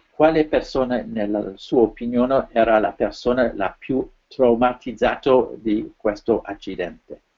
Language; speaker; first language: Italian; non-native, fluent; French